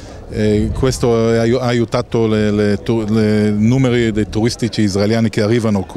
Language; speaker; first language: Italian; non-native, learner; Hebrew